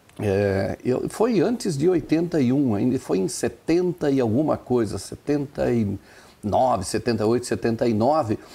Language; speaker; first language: Portuguese; non-native, local second language; German